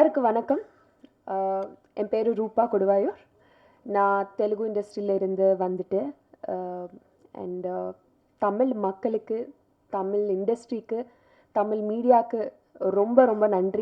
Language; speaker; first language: Tamil; non-native, local second language; Telugu